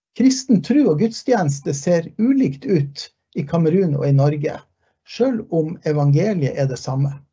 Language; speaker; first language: Norwegian; early bilingual, heritage; Norwegian